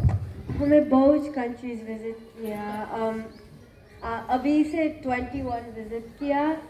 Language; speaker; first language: Hindi; non-native, learner; Gujarati